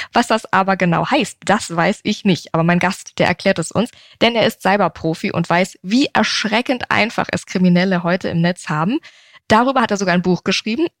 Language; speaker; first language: German; native; German